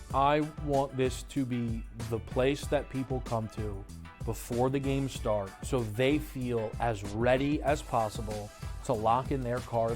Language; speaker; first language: English; native; English